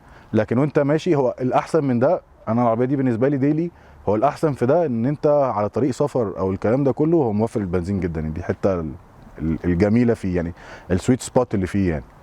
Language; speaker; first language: Arabic; native; Arabic